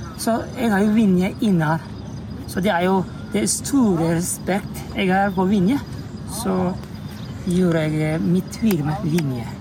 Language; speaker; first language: Norwegian; non-native, local second language; Somali